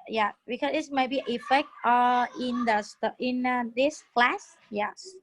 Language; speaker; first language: English; non-native, learner; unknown